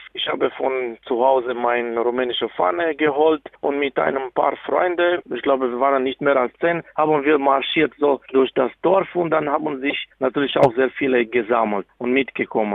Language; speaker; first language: German; non-native, fluent; Romanian